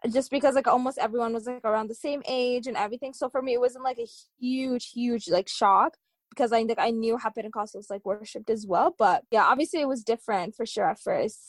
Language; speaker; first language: English; early bilingual, other home language; Tigrinya